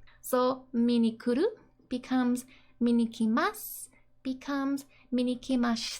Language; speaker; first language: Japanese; non-native, fluent; English